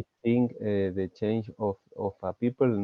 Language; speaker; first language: English; non-native, learner; Spanish